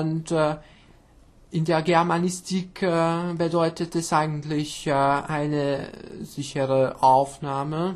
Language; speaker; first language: German; non-native, fluent; Hungarian